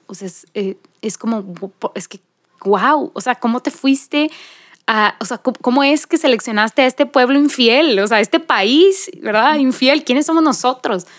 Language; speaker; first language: Spanish; native; Spanish